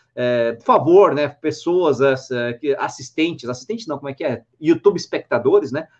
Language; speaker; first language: Portuguese; native; Portuguese